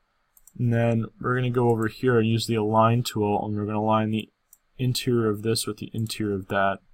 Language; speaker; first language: English; native; English